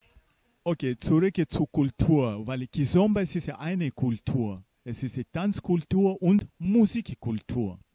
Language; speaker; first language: German; non-native, fluent; Portuguese